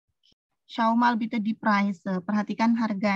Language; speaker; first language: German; non-native, fluent; Indonesian